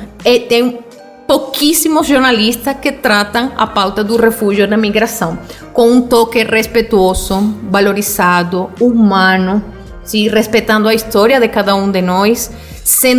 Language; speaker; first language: Portuguese; non-native, fluent; Spanish